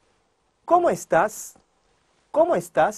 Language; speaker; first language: Spanish; non-native, fluent; Korean